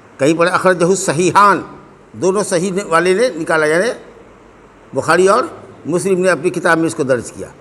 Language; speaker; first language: Urdu; native; Urdu